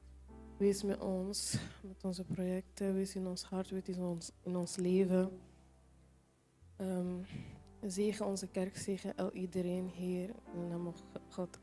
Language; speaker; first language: Dutch; non-native, local second language; French